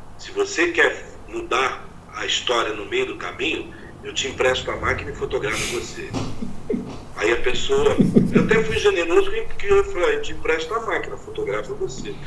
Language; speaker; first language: Portuguese; native; Portuguese